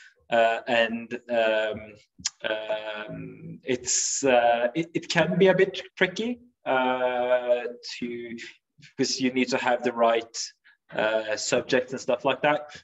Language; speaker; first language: English; non-native, fluent; Norwegian